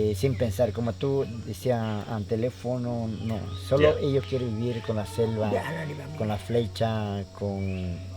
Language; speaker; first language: Spanish; non-native, local second language; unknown